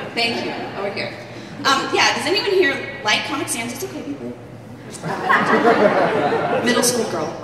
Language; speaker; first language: English; native; English